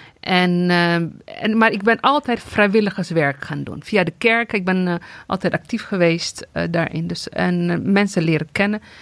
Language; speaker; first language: Dutch; non-native, fluent; Tigrinya